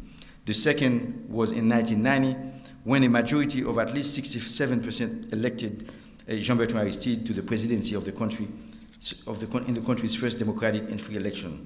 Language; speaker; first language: English; non-native, fluent; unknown